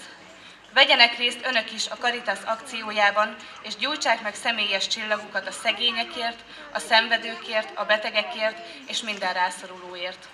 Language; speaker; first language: Hungarian; native; Hungarian